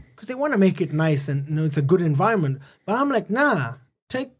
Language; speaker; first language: English; native; English